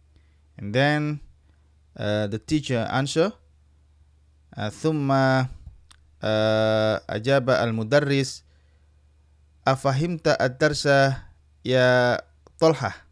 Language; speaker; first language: Arabic; non-native, fluent; Indonesian